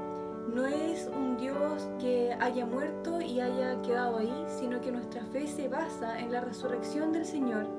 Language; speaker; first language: Spanish; native; Spanish